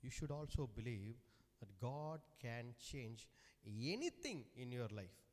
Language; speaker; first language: English; non-native, local second language; Tamil